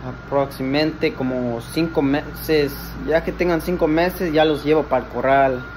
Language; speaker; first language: Spanish; early bilingual, heritage; Spanish